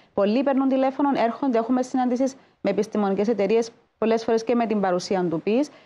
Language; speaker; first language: Greek; native; Greek